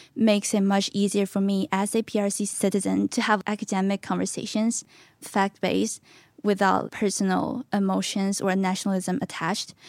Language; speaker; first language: English; non-native, fluent; Chinese